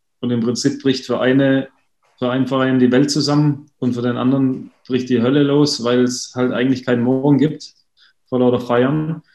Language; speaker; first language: German; native; German